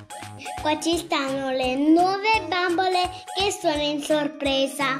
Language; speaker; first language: Italian; early bilingual, other home language; Spanish